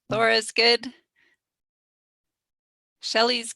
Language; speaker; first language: English; native; English